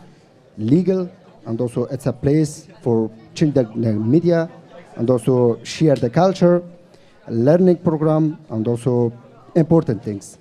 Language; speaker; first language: English; non-native, learner; Persian